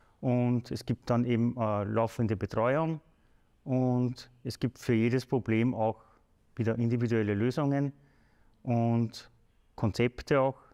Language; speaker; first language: German; native; German